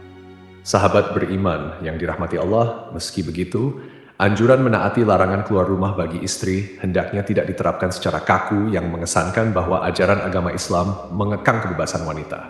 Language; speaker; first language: Indonesian; native; Indonesian